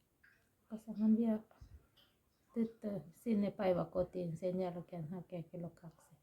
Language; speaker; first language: Finnish; non-native, learner; Thai